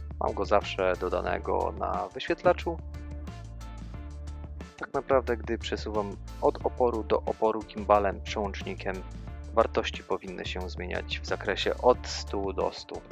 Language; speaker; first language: Polish; native; Polish